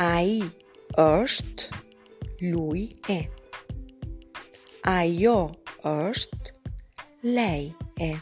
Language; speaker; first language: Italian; non-native, fluent; Albanian